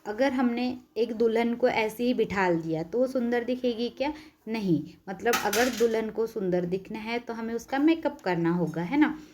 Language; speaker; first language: Hindi; non-native, local second language; Marathi